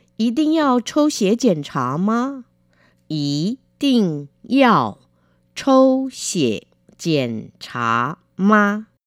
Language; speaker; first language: Chinese; non-native, fluent; Vietnamese